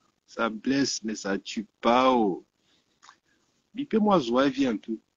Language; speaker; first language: French; native; French